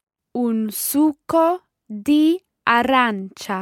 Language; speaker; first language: Italian; non-native, learner; English